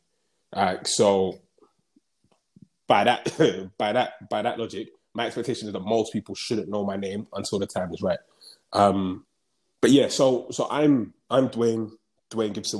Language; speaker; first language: English; native; English